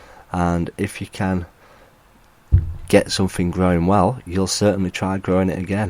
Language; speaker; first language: English; native; English